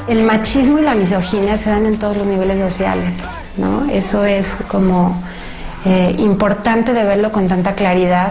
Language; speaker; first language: Spanish; native; Spanish